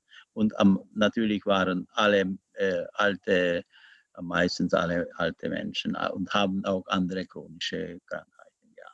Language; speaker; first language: German; non-native, learner; Hungarian